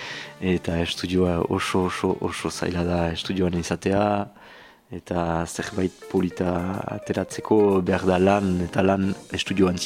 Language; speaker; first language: Basque; non-native, learner; French